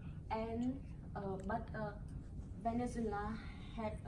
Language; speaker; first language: English; non-native, learner; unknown